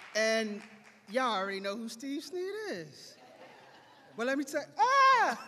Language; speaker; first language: English; native; English